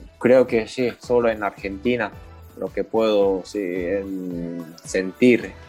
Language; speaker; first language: Spanish; non-native, learner; Japanese